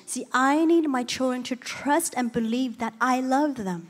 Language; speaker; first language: English; early bilingual, other home language; Chinese